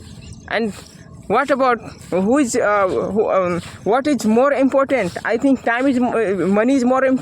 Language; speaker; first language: English; non-native, learner; Hindi